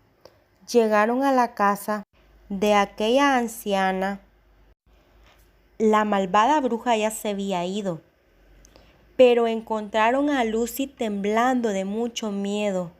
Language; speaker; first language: Spanish; native; Spanish